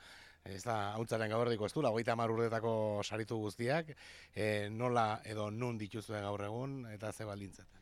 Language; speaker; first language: Basque; native; Basque